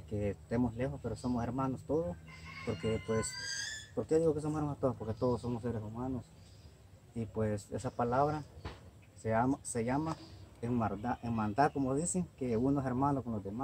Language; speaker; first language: Spanish; native; Spanish